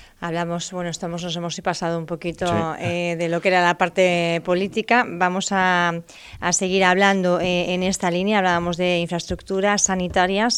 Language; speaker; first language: Spanish; native; Spanish